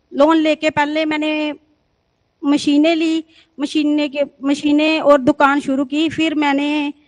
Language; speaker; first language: Hindi; native; Hindi